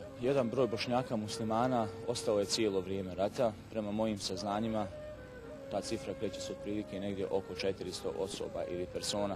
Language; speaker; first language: Bosnian; native; Bosnian